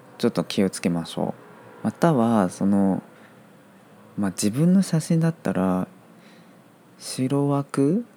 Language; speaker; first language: Japanese; non-native, fluent; Chinese